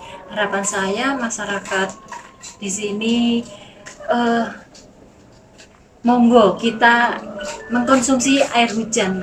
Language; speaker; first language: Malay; non-native, local second language; Javanese